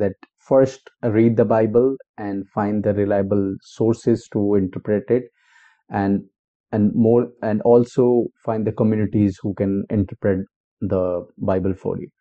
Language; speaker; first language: English; non-native, local second language; Hindi